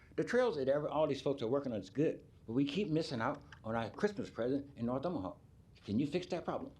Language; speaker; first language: English; native; English